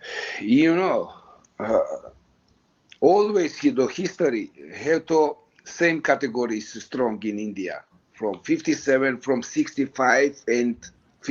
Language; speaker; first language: English; non-native, learner; Georgian